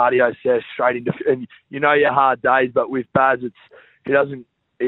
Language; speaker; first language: English; native; English